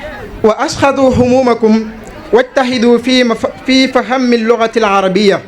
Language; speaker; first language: Arabic; non-native, fluent; Wolof